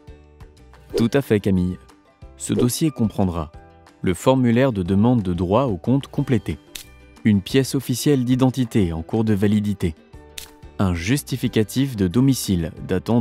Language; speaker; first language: French; native; French